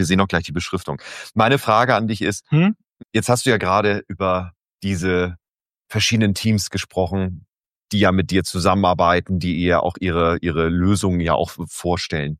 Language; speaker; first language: German; native; German